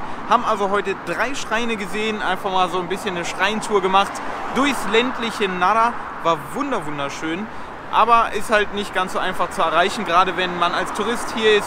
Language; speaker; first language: German; native; German